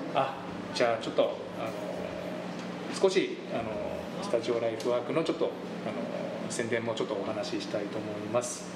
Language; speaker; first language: Japanese; native; Japanese